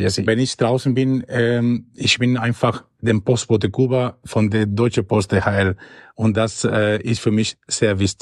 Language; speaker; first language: German; non-native, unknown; Spanish